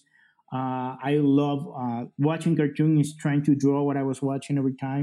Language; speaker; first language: English; non-native, fluent; Spanish